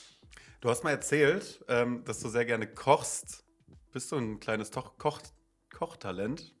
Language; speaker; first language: German; native; German